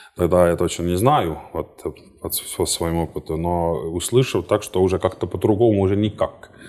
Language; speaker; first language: Russian; non-native, fluent; Estonian